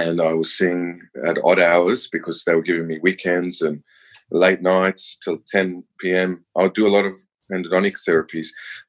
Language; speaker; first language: English; native; English